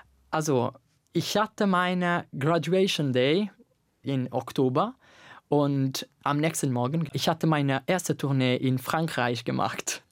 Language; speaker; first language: German; non-native, learner; Italian